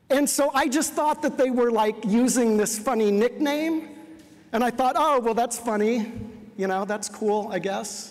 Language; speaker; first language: English; native; English